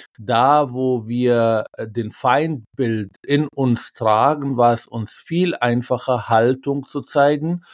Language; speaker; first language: German; non-native, fluent; Arabic